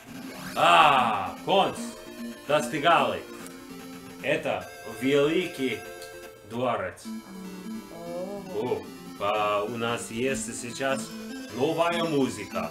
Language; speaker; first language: Russian; non-native, learner; English